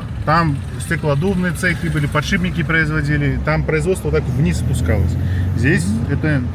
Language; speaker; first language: Russian; native; Russian